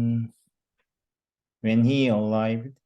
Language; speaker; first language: English; non-native, learner; Korean